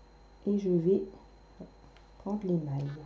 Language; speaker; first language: French; native; French